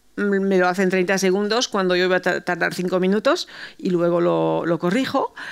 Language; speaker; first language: Spanish; early bilingual, heritage; Spanish